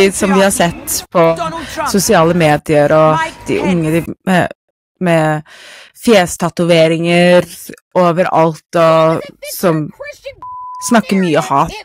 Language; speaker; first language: Norwegian; non-native, fluent; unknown